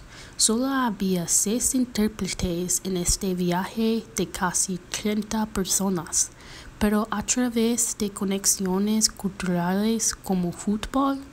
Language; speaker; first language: Spanish; non-native, learner; English